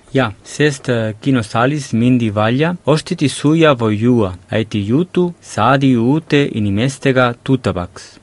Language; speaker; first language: Estonian; non-native, fluent; Catalan